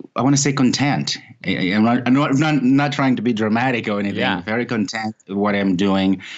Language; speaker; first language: English; non-native, fluent; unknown